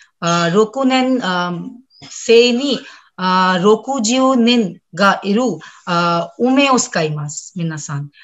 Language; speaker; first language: Japanese; non-native, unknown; Hindi